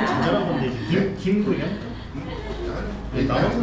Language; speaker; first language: Korean; native; Korean